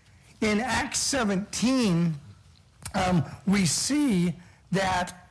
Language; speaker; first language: English; native; English